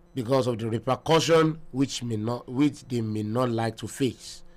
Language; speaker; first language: English; non-native, local second language; Yoruba